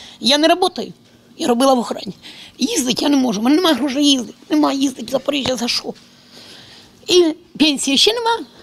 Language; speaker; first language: Ukrainian; native; Ukrainian